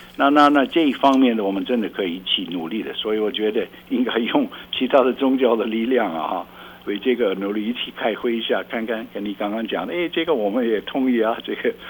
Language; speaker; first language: Chinese; non-native, fluent; Dutch